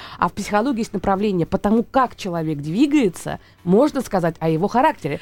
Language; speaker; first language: Russian; native; Russian